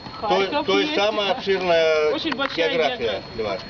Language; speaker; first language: Russian; native; Russian